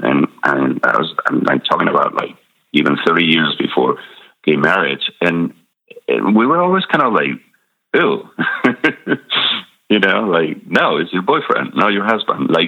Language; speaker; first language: English; non-native, fluent; Spanish